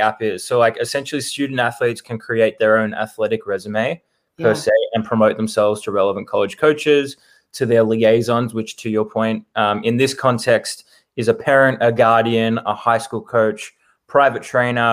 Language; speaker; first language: English; native; English